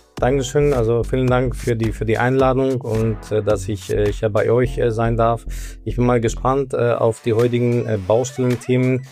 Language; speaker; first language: German; non-native, fluent; Greek